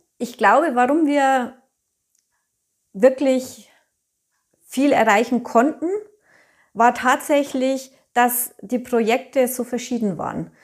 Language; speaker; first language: German; native; German